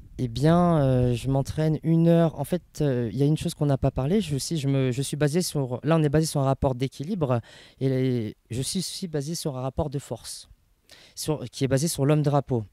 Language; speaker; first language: French; native; French